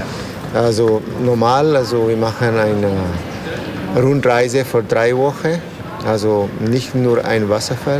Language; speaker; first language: German; non-native, learner; Spanish